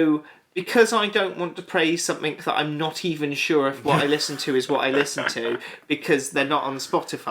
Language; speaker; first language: English; native; English